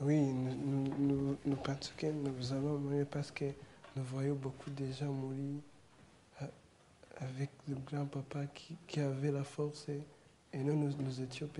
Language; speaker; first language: French; non-native, learner; Kinyarwanda